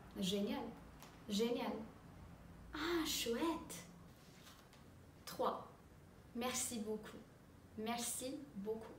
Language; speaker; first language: French; non-native, fluent; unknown